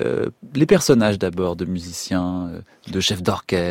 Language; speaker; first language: French; native; French